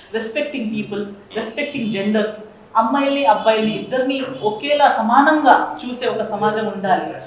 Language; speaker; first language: Telugu; non-native, fluent; Konkani